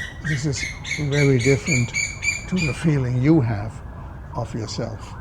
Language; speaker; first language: English; non-native, fluent; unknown